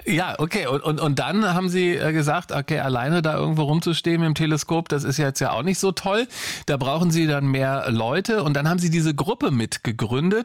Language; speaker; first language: German; native; German